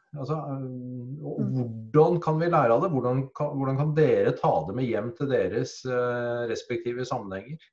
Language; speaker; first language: Norwegian; native; Norwegian